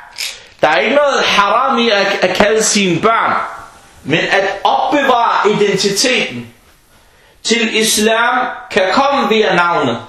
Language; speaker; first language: Danish; early bilingual, other home language; Arabic